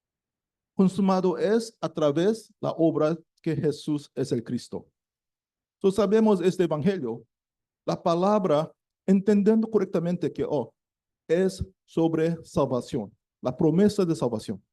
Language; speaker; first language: Spanish; non-native, learner; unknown